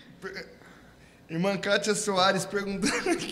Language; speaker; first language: Portuguese; native; Portuguese